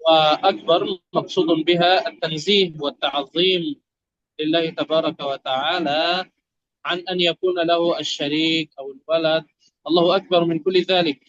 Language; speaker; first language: Arabic; native; Arabic